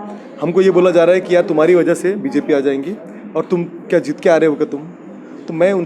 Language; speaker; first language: Hindi; native; Hindi